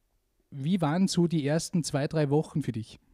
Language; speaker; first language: German; native; German